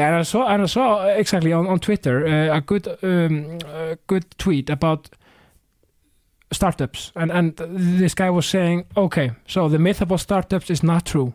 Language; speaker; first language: English; non-native, fluent; Icelandic